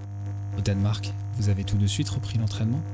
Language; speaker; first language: French; native; French